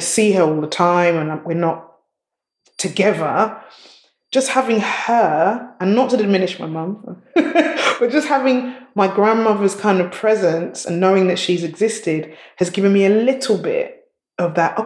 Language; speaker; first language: English; native; English